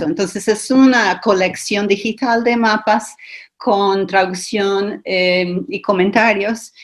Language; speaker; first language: Spanish; non-native, fluent; English